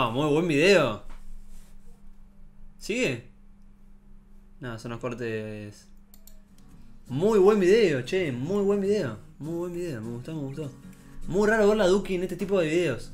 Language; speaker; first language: Spanish; native; Spanish